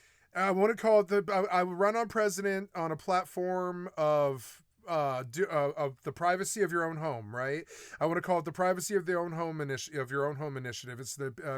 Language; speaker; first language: English; native; English